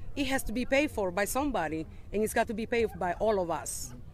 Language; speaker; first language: English; non-native, fluent; Spanish